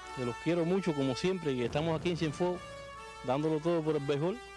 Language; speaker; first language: Spanish; native; Spanish